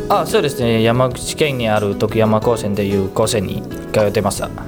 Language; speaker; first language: Japanese; non-native, fluent; Indonesian